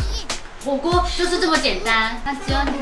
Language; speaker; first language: Chinese; native; Chinese